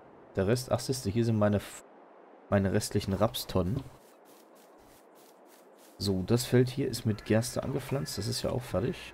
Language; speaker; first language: German; native; German